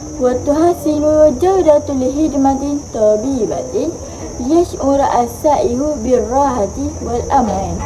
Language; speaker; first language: Arabic; non-native, learner; Malay